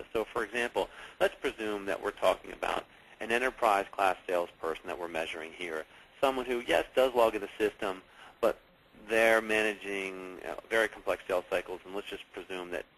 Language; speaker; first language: English; native; English